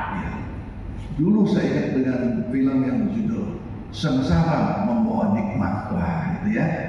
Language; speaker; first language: Indonesian; native; Indonesian